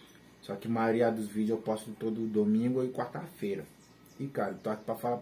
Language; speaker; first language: Portuguese; non-native, learner; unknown